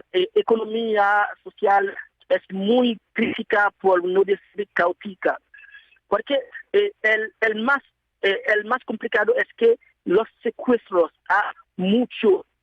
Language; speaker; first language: Spanish; non-native, fluent; Haitian Creole